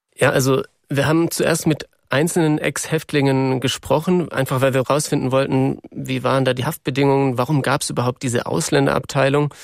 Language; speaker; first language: German; native; German